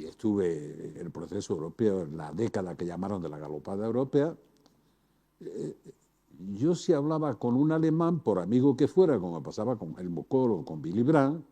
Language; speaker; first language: Spanish; native; Spanish